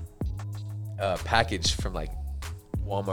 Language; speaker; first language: English; native; English